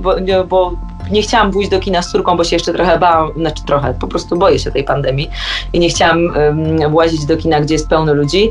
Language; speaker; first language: Polish; native; Polish